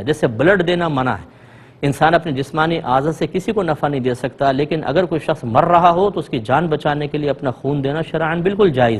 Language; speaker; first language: Urdu; native; Urdu